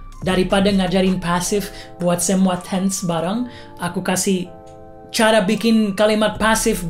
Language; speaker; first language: Indonesian; non-native, fluent; English